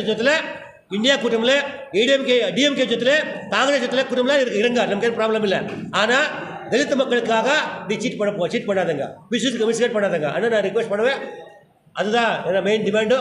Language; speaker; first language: Tamil; non-native, learner; Kannada